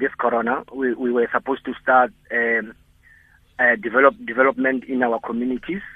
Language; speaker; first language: English; non-native, local second language; Tswana